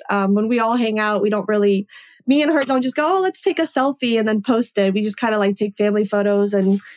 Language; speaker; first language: English; early bilingual, other home language; Polish